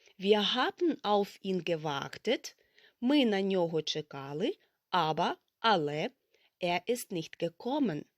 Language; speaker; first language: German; non-native, fluent; Ukrainian